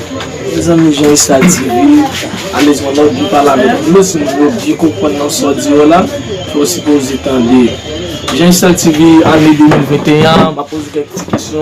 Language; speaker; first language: French; non-native, learner; Haitian Creole